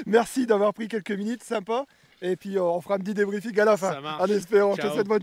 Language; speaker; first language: French; native; French